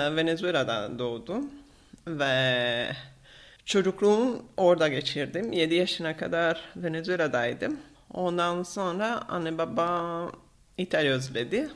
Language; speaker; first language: Turkish; non-native, fluent; Italian